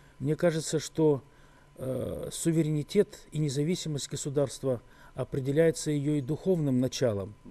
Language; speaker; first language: Russian; native; Russian